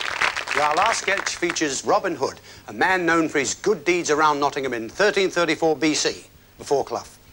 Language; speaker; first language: English; native; English